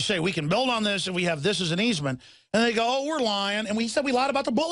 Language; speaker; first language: English; native; English